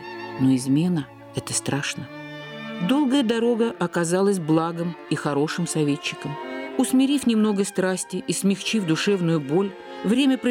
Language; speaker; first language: Russian; native; Russian